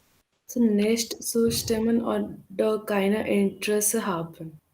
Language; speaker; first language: German; non-native, learner; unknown